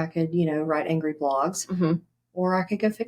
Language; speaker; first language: English; native; English